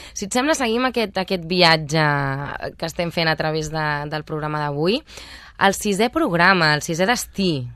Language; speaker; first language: Catalan; native; Catalan